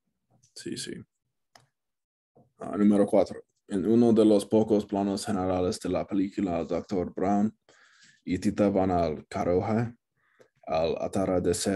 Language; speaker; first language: Spanish; non-native, learner; English